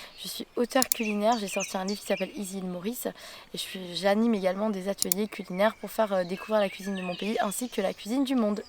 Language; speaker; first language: French; non-native, local second language; Morisyen